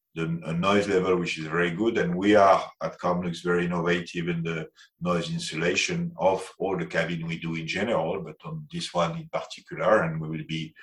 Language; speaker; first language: English; non-native, fluent; French